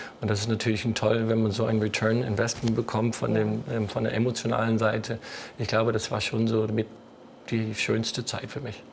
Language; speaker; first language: German; non-native, fluent; English